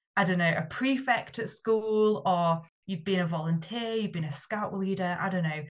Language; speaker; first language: English; native; English